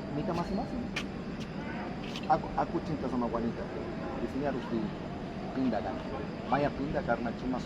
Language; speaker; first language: Indonesian; non-native, fluent; Spanish